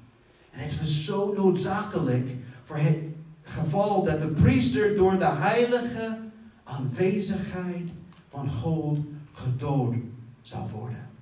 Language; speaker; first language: Dutch; non-native, fluent; English